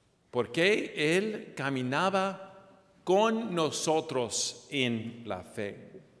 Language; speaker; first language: Spanish; non-native, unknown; English